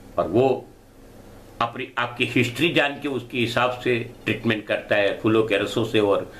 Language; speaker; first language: Hindi; non-native, local second language; Gujarati